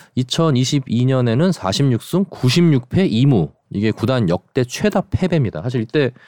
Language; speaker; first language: Korean; native; Korean